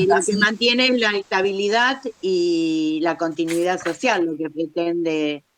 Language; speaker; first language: Spanish; native; Spanish